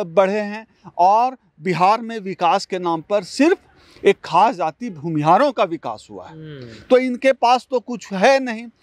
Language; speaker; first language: Hindi; native; Hindi